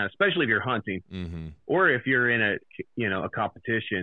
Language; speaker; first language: English; native; English